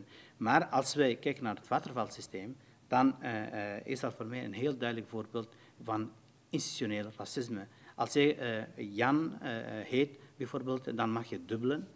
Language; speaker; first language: Dutch; non-native, fluent; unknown